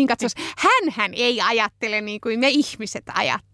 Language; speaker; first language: Finnish; native; Finnish